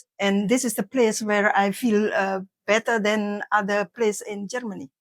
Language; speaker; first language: English; non-native, learner; Indonesian